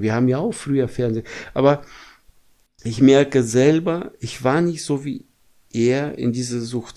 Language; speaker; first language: German; non-native, fluent; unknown